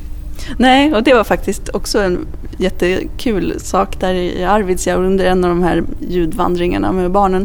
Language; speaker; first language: Swedish; native; Swedish